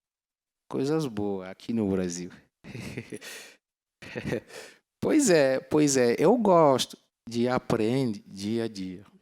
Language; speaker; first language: Portuguese; non-native, learner; Yoruba